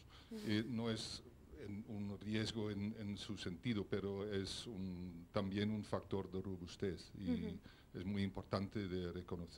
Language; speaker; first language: Spanish; non-native, fluent; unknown